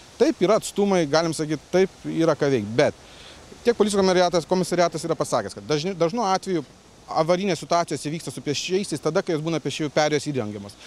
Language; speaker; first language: Lithuanian; native; Lithuanian